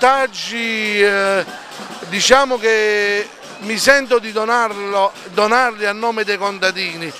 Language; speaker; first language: Italian; native; Italian